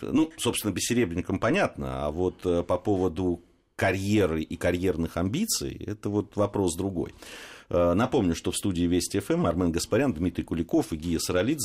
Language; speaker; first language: Russian; native; Russian